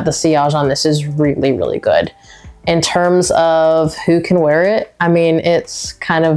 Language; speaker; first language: English; native; English